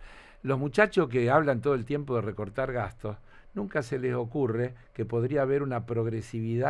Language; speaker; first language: Spanish; native; Spanish